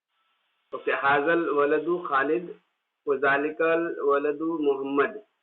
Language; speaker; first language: Arabic; non-native, fluent; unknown